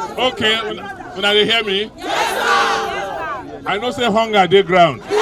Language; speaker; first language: Nigerian Pidgin; non-native, local second language; Bini